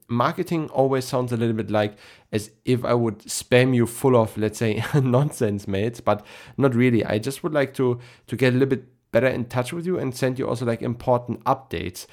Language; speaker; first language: English; non-native, fluent; German